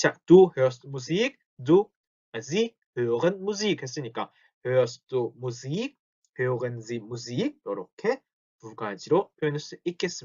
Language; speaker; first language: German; non-native, fluent; Korean